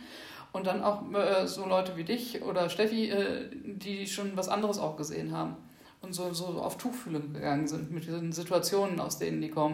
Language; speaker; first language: German; native; German